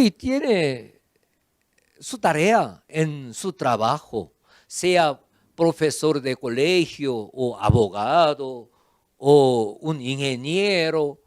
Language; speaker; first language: Spanish; non-native, fluent; Korean